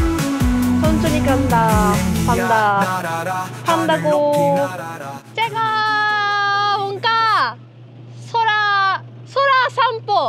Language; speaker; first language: Korean; non-native, learner; Japanese